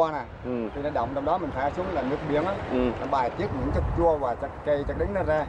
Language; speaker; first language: Vietnamese; native; Vietnamese